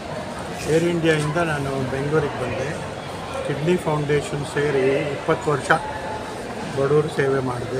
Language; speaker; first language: Kannada; non-native, learner; Tamil